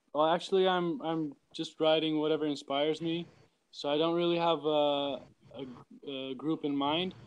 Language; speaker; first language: English; early bilingual, heritage; English